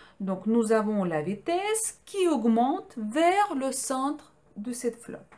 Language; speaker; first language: French; non-native, fluent; Ukrainian